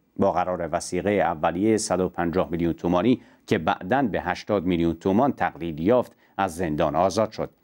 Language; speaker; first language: Persian; non-native, local second language; Central Kurdish